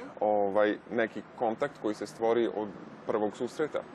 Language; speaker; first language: Serbian; native; Serbian